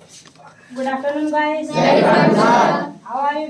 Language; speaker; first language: English; non-native, learner; Hindi